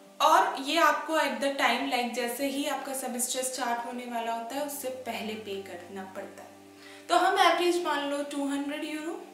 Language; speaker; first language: Hindi; native; Hindi